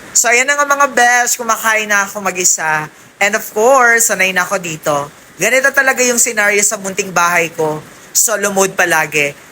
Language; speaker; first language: Filipino; non-native, local second language; Waray